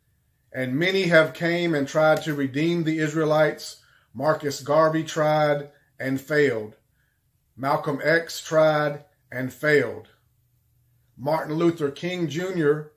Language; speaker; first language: English; native; English